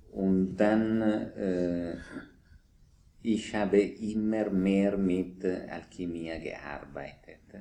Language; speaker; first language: German; non-native, fluent; Italian